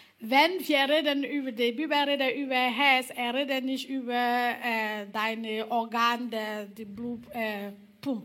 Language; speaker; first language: German; non-native, learner; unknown